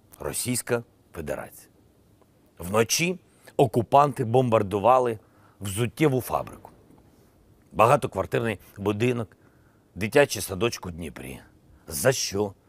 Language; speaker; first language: Ukrainian; non-native, local second language; Russian